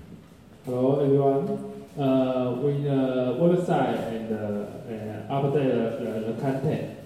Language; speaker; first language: English; non-native, learner; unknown